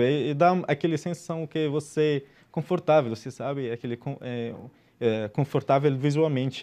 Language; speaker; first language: Portuguese; non-native, fluent; Arabic